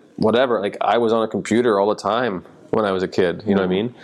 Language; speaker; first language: English; native; English